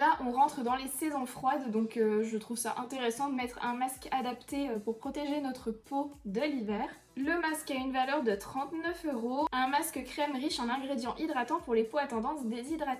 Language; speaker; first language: French; native; French